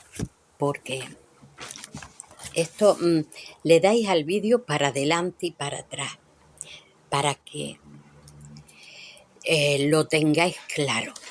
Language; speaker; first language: Spanish; native; Spanish